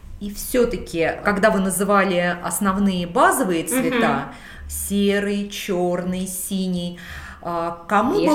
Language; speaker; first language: Russian; native; Russian